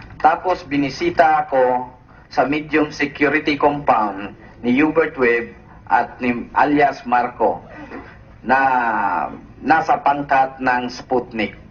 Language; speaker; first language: Filipino; non-native, local second language; Cebuano